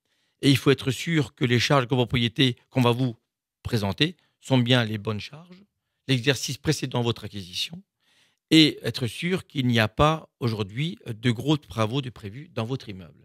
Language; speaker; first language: French; native; French